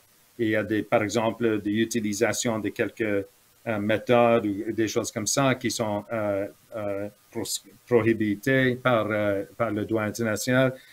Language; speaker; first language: French; non-native, fluent; English